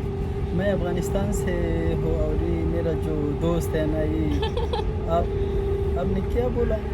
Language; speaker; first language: Hindi; non-native, learner; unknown